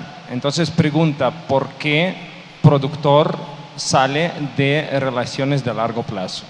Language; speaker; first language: Spanish; non-native, learner; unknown